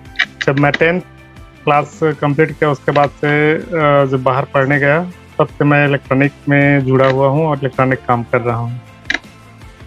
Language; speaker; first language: Hindi; native; Hindi